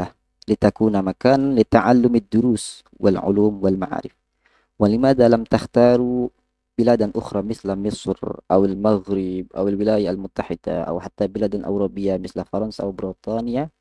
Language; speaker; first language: Arabic; non-native, learner; Indonesian